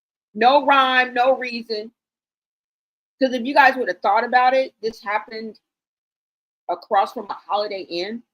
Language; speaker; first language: English; native; English